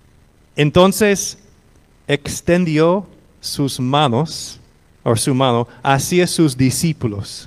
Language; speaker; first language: Spanish; non-native, fluent; English